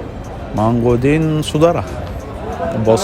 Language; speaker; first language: Indonesian; non-native, learner; Arabic